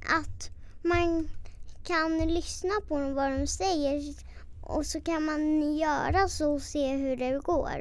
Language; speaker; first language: Swedish; early bilingual, other home language; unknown